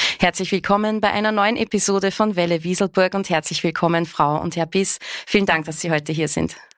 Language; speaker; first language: German; native; German